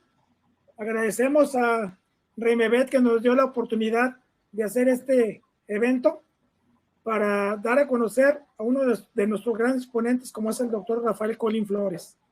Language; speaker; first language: Spanish; native; Spanish